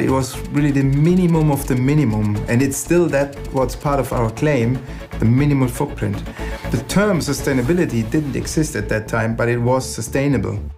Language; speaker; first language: English; non-native, fluent; German